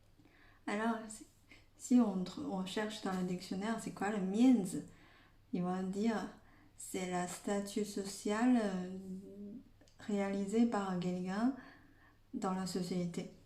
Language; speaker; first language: French; non-native, fluent; Chinese